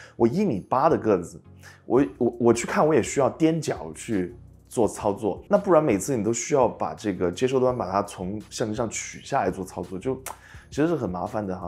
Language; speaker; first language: Chinese; native; Chinese